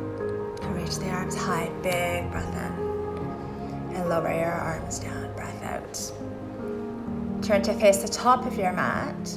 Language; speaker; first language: English; native; English